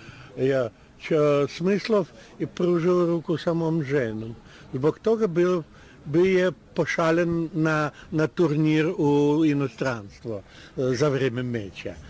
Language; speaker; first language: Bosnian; non-native, learner; Russian